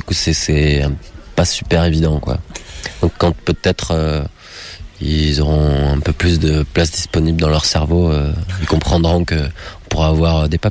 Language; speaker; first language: French; native; French